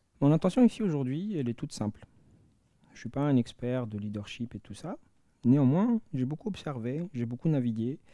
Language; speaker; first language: French; non-native, local second language; Malagasy